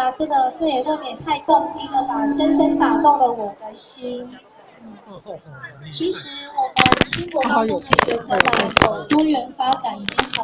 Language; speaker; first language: Chinese; native; Chinese